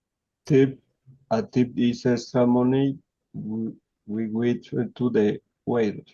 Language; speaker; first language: English; non-native, learner; Spanish